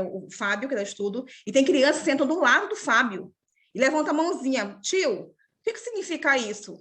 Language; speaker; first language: Portuguese; native; Portuguese